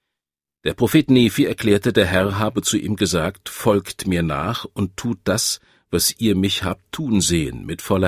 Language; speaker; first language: German; native; German